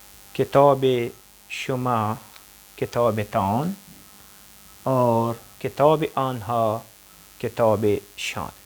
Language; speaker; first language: Persian; non-native, fluent; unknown